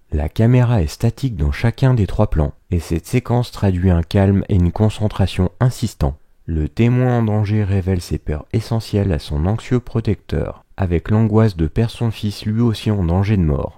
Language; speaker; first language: French; native; French